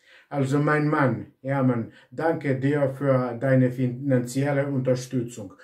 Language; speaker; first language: German; non-native, fluent; Serbian